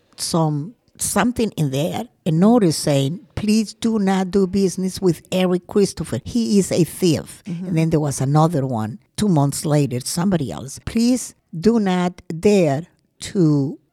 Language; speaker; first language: English; non-native, fluent; Spanish